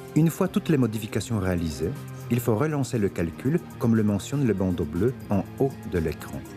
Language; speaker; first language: French; native; French